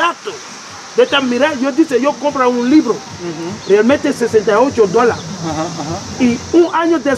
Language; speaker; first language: Spanish; non-native, learner; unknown